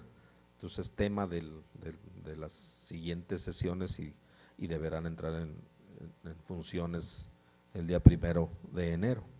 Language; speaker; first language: Spanish; native; Spanish